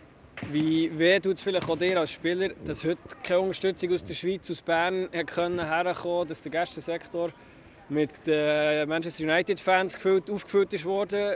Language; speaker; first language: German; native; German